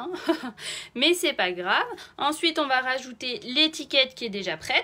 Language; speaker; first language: French; native; French